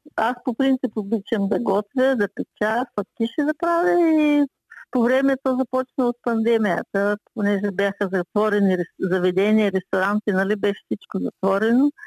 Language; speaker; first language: Bulgarian; early bilingual, heritage; Bulgarian